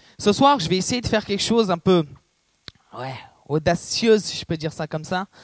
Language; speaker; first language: French; non-native, fluent; Portuguese